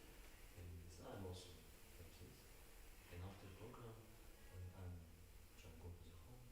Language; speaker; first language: English; non-native, learner; Russian